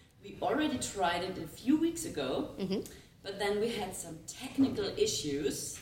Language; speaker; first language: English; non-native, fluent; German